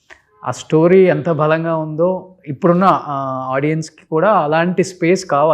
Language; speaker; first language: Telugu; native; Telugu